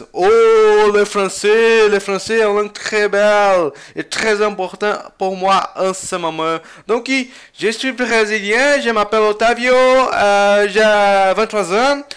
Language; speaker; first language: French; non-native, learner; Portuguese